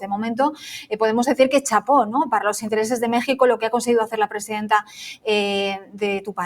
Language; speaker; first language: Spanish; native; Spanish